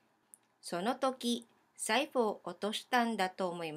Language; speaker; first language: Japanese; non-native, fluent; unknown